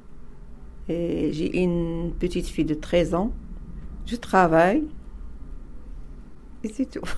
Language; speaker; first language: French; non-native, learner; Arabic